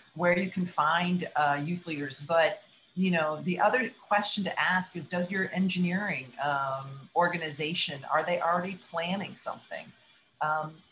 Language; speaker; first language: English; native; English